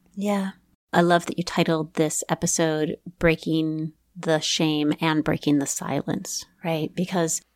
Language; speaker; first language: English; native; English